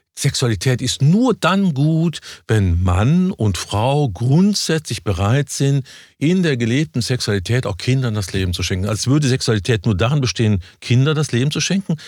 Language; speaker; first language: German; native; German